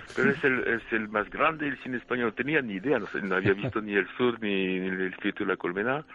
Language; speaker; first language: Spanish; non-native, fluent; French